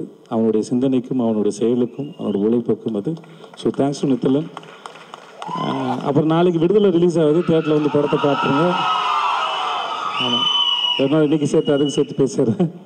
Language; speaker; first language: Tamil; native; Tamil